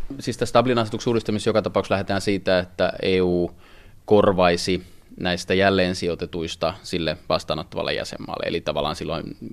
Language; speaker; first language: Finnish; native; Finnish